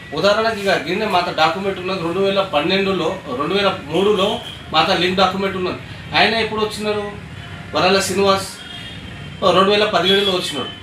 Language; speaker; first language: Telugu; non-native, local second language; Lambadi